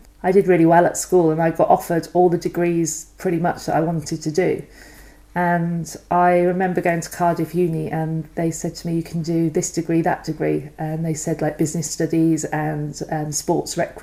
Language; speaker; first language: English; native; English